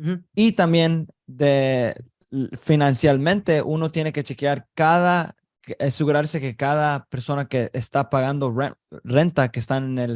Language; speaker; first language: Spanish; early bilingual, heritage; Spanish